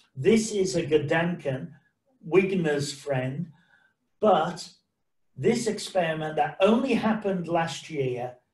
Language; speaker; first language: English; native; English